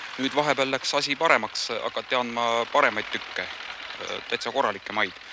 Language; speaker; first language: Estonian; native; Estonian